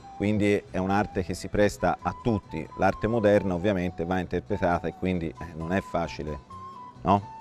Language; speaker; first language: Italian; native; Italian